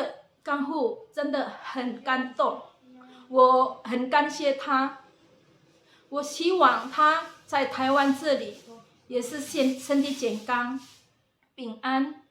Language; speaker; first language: Chinese; non-native, fluent; Indonesian